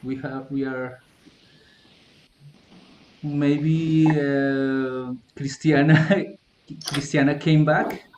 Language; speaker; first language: English; non-native, learner; Spanish